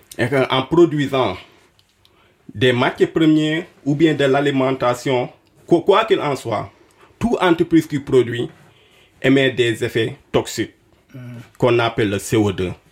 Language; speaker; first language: French; non-native, local second language; Wolof